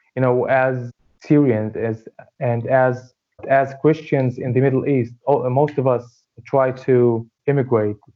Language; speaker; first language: English; non-native, fluent; Arabic